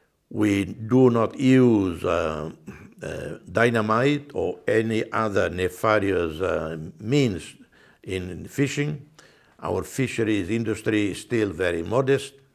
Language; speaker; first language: English; non-native, fluent; Portuguese